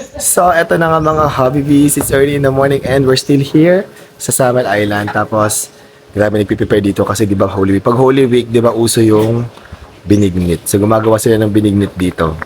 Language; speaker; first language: Filipino; native; Filipino